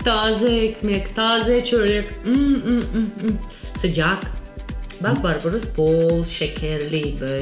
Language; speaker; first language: Turkish; non-native, learner; Russian